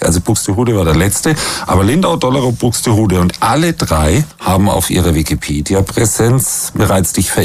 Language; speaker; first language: German; native; German